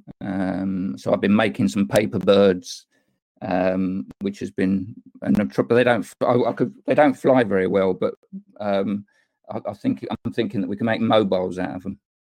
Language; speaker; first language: English; native; English